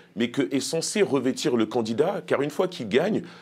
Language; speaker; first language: French; native; French